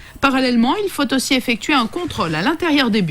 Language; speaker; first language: French; native; French